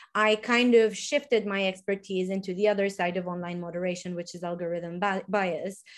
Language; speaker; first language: English; non-native, fluent; Italian